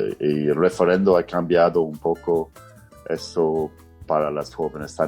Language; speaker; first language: Spanish; non-native, fluent; English